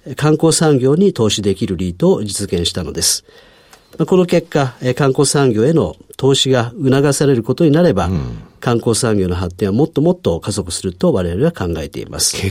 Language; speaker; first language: Japanese; native; Japanese